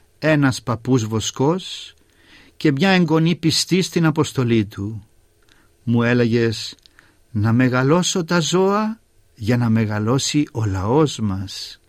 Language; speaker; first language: Greek; native; Greek